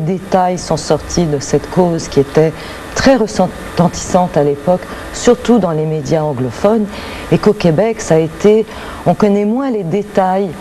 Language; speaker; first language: French; native; French